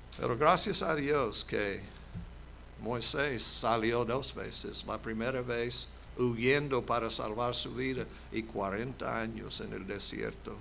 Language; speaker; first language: Spanish; non-native, fluent; English